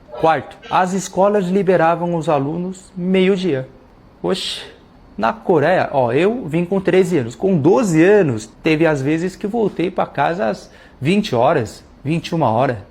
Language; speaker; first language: Portuguese; early bilingual, other home language; Korean